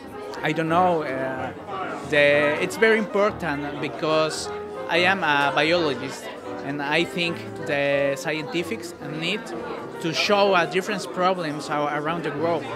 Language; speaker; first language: English; non-native, learner; Spanish